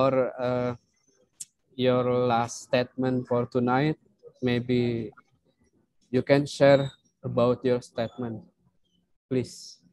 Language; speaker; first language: English; non-native, learner; Indonesian